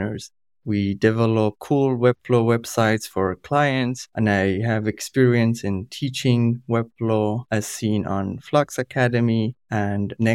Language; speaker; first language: English; non-native, fluent; Kurdish